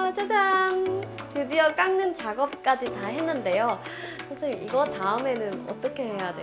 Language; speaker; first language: Korean; non-native, fluent; Burmese